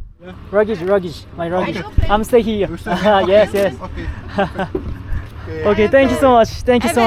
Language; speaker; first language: English; non-native, learner; Korean